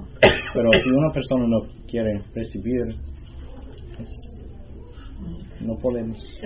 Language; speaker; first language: Spanish; non-native, learner; English